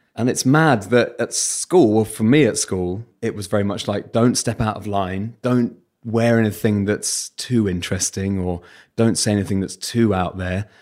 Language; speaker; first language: English; native; English